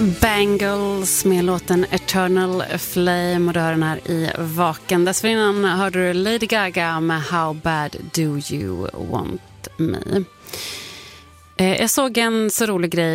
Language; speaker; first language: Swedish; native; Swedish